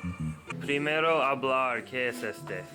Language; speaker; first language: Spanish; non-native, learner; English